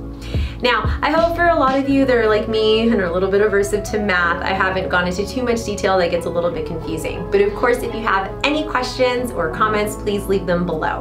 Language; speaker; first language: English; native; English